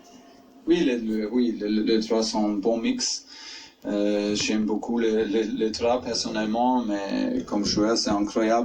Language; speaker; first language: French; non-native, fluent; German